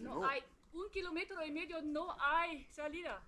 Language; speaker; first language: Spanish; non-native, fluent; French